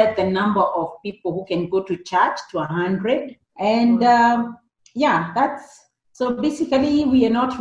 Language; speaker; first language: English; non-native, local second language; Kikuyu